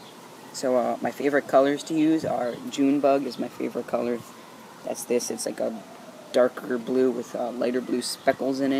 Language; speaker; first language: English; native; English